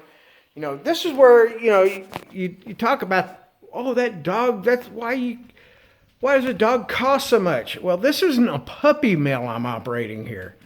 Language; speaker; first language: English; native; English